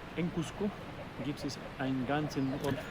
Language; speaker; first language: German; non-native, learner; Spanish